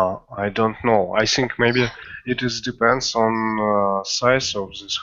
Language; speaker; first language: English; non-native, learner; Russian